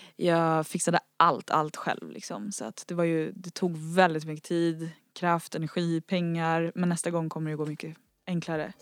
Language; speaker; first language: Swedish; native; Swedish